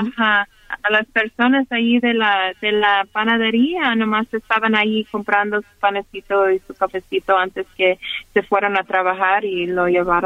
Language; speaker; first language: Spanish; early bilingual, heritage; Spanish